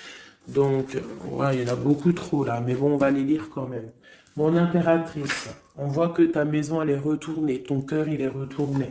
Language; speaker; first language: French; native; French